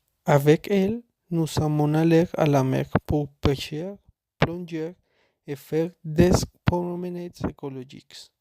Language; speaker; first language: French; non-native, learner; Spanish